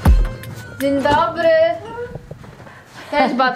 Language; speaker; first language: Polish; native; Polish